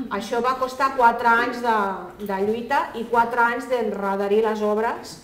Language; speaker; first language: Catalan; non-native, local second language; Spanish